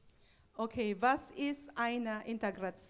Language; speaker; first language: German; non-native, fluent; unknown